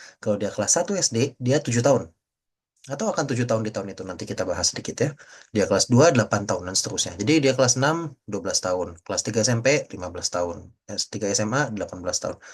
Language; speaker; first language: Indonesian; native; Indonesian